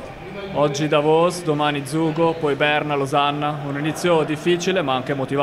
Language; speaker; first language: Italian; native; Italian